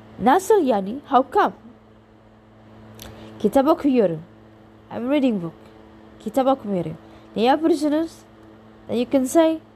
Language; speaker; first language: Turkish; non-native, learner; Indonesian